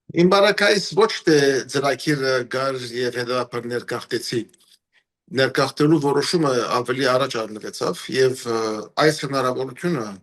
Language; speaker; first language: Armenian; early bilingual, heritage; Armenian